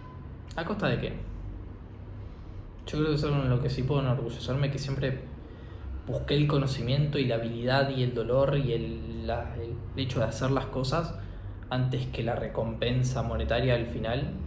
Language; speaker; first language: Spanish; native; Spanish